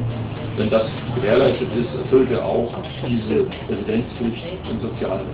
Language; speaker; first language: German; native; German